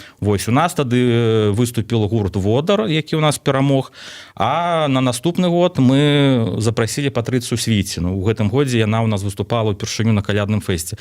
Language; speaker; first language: Belarusian; non-native, local second language; Russian